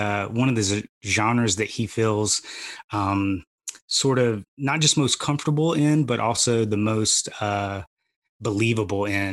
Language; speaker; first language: English; native; English